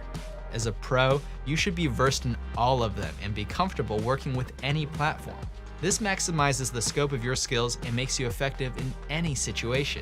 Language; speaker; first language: English; native; English